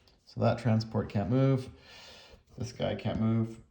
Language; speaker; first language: English; native; English